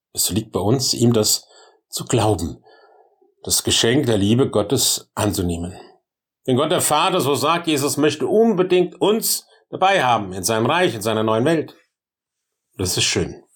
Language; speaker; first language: German; native; German